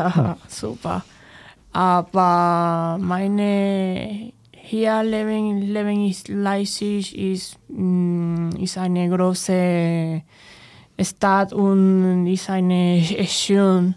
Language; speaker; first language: German; non-native, learner; Spanish